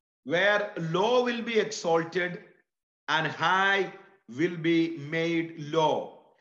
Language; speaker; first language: English; non-native, local second language; Malayalam